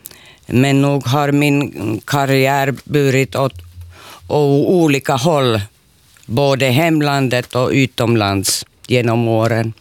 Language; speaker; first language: Swedish; non-native, learner; Finnish